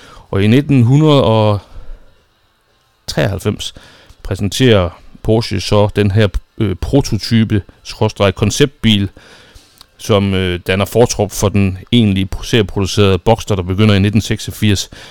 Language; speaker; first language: Danish; native; Danish